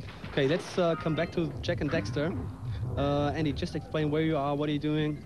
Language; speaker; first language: English; non-native, fluent; German